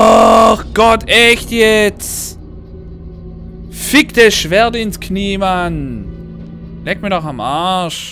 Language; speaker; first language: German; native; German